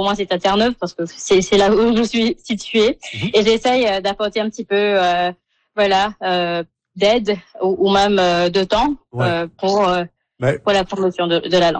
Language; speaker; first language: French; non-native, local second language; Morisyen